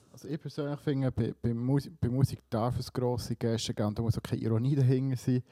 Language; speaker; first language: German; early bilingual, other home language; Swiss German